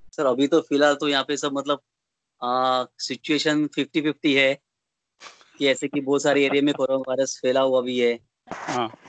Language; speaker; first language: Hindi; native; Hindi